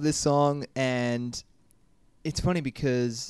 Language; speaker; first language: English; native; English